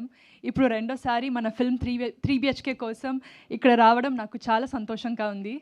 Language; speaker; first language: Telugu; non-native, learner; Tamil